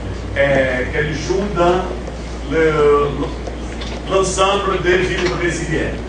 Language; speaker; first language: French; non-native, fluent; Portuguese